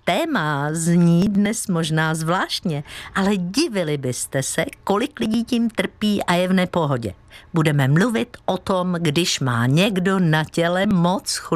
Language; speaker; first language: Czech; native; Czech